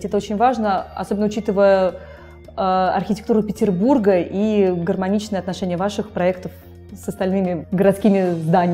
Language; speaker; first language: Russian; native; Russian